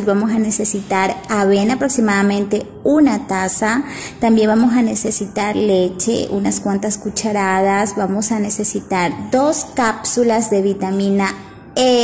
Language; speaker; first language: Spanish; native; Spanish